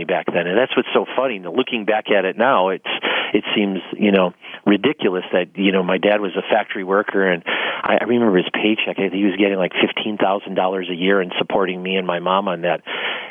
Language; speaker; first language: English; native; English